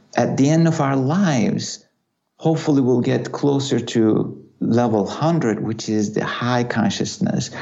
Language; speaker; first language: English; non-native, fluent; Turkish